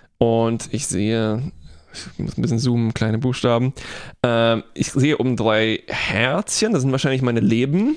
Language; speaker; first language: German; non-native, fluent; Polish